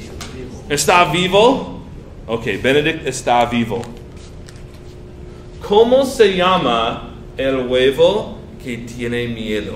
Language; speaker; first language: Spanish; non-native, fluent; English